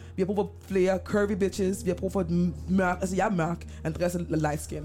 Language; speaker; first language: Danish; native; Danish